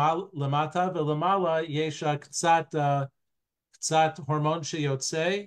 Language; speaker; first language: Hebrew; non-native, fluent; English